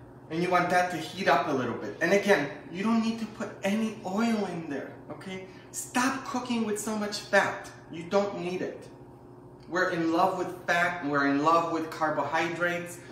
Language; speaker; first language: English; early bilingual, other home language; Polish